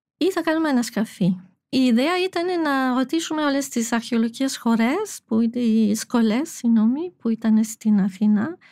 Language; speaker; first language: Greek; non-native, fluent; French